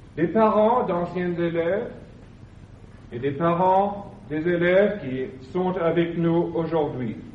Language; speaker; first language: French; non-native, fluent; English